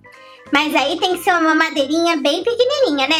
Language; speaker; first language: Portuguese; native; Portuguese